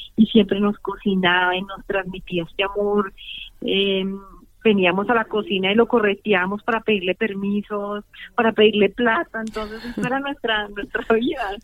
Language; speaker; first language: Spanish; native; Spanish